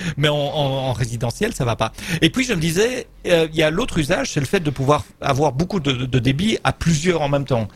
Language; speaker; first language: French; native; French